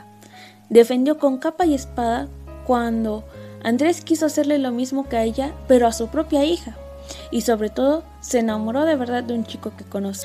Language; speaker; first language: Spanish; native; Spanish